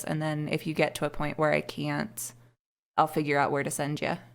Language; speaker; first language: English; native; English